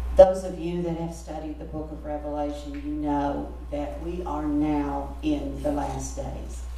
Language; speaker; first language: English; native; English